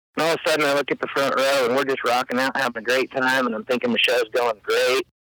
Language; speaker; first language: English; native; English